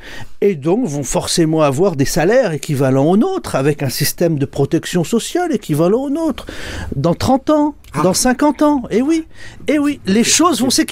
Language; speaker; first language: French; native; French